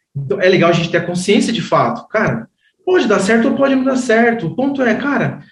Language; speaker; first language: Portuguese; native; Portuguese